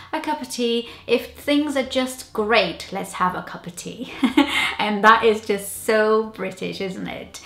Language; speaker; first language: English; non-native, fluent; Portuguese